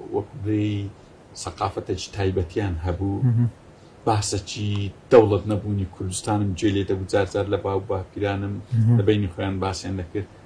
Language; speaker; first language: Central Kurdish; native; Central Kurdish